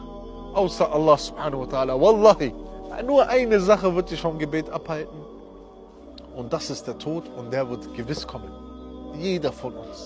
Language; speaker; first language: German; early bilingual, other home language; Romany